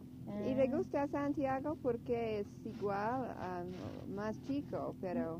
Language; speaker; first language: Spanish; non-native, learner; English